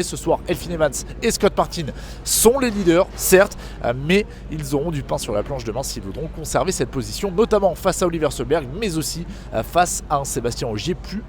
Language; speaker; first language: French; native; French